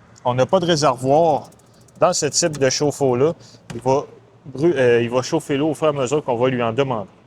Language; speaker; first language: French; native; French